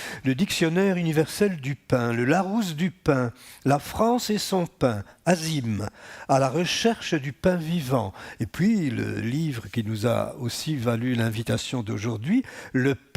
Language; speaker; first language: French; native; French